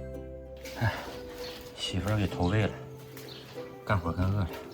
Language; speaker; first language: Chinese; native; Chinese